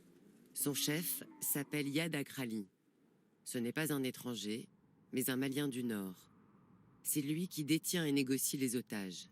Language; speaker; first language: French; native; French